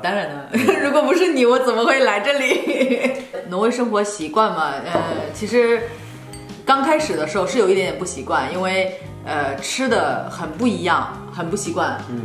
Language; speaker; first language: Chinese; native; Chinese